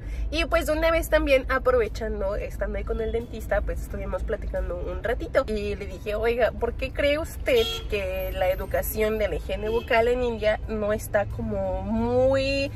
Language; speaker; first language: Spanish; native; Spanish